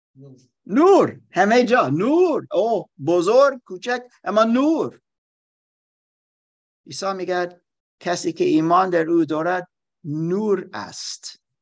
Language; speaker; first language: Persian; non-native, learner; German